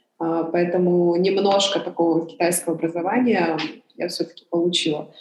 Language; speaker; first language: Russian; native; Russian